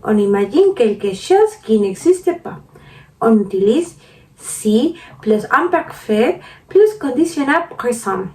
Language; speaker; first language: French; non-native, learner; Spanish